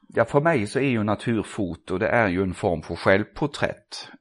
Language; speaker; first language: Swedish; non-native, fluent; Norwegian